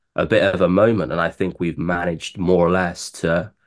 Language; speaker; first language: English; native; English